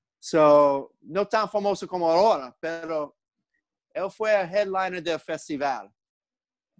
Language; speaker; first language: Spanish; non-native, learner; English